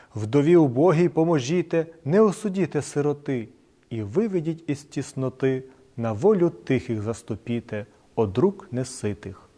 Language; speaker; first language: Ukrainian; native; Ukrainian